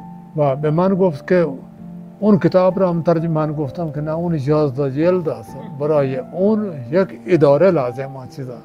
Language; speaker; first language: Persian; non-native, fluent; Urdu